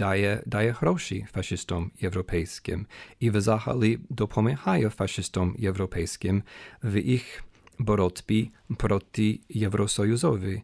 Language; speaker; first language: Ukrainian; non-native, fluent; English